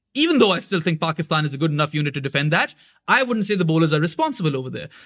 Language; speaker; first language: English; non-native, local second language; Urdu